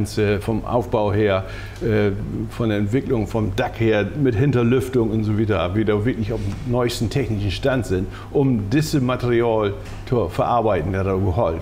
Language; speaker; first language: German; native; German